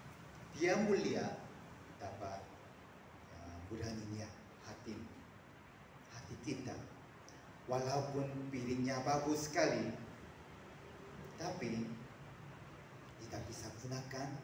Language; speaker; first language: Indonesian; non-native, fluent; Korean